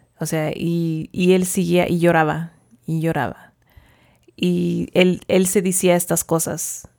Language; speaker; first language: Spanish; early bilingual, heritage; Spanish